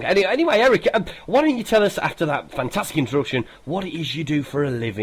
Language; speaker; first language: English; native; English